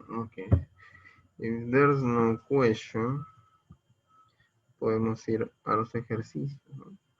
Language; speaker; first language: Spanish; non-native, fluent; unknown